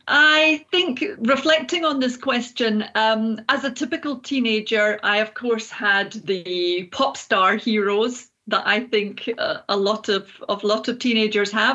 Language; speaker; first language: English; native; English